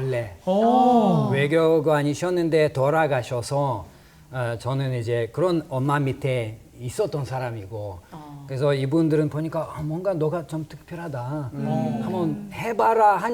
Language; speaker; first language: Korean; non-native, fluent; Russian